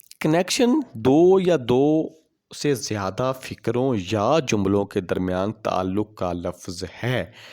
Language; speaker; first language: Urdu; non-native, local second language; Punjabi